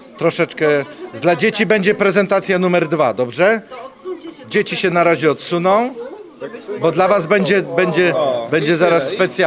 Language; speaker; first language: Polish; native; Polish